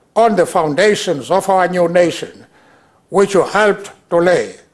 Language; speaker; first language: English; non-native, local second language; Xhosa